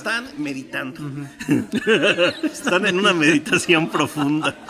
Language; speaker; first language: Spanish; native; Spanish